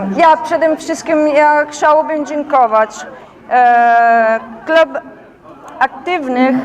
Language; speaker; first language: Polish; non-native, learner; Italian